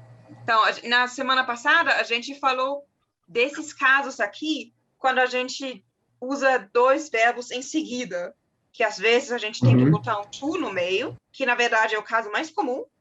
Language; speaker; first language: Portuguese; non-native, fluent; German